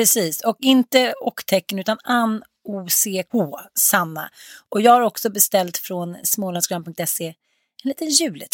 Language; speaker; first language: Swedish; native; Swedish